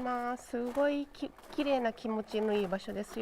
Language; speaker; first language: Japanese; native; Japanese